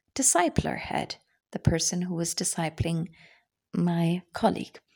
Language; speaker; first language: English; non-native, fluent; German